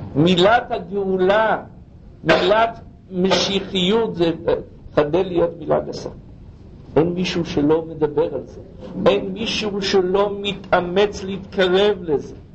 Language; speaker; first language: Hebrew; non-native, fluent; English